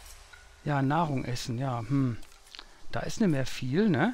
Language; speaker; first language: German; native; German